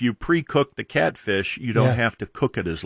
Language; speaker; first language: English; native; English